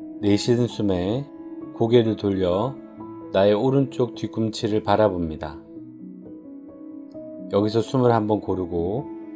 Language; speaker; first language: Korean; native; Korean